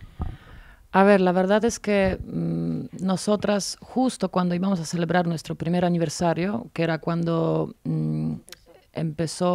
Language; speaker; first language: Spanish; non-native, fluent; Polish